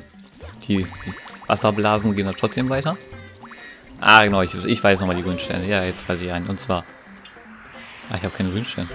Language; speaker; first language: German; native; German